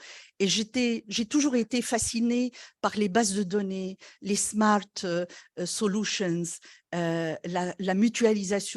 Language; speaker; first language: French; non-native, local second language; Arabic